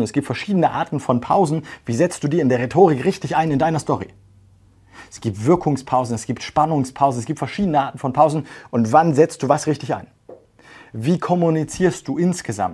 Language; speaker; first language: German; native; German